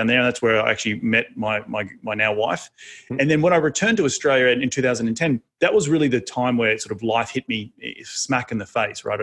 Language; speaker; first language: English; native; English